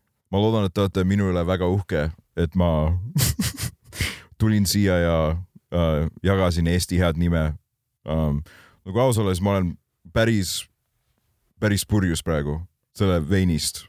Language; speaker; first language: Estonian; early bilingual, heritage; Estonian